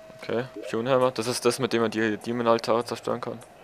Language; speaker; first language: German; native; German